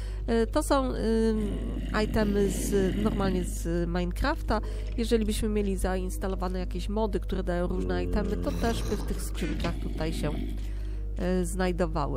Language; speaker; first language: Polish; native; Polish